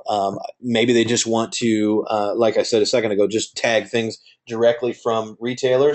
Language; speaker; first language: English; native; English